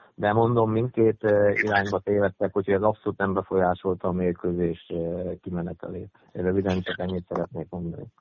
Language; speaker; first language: Hungarian; native; Hungarian